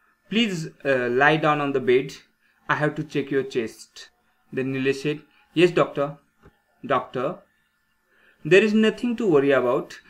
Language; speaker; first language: English; non-native, local second language; Marathi